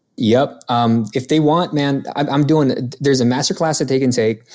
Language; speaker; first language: English; non-native, local second language; Filipino